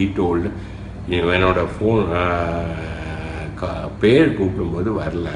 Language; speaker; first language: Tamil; non-native, local second language; Malayalam